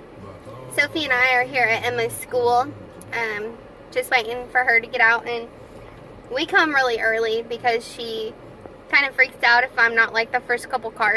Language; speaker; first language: English; native; English